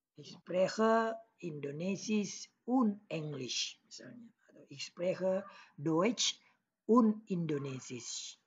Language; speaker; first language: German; non-native, learner; Indonesian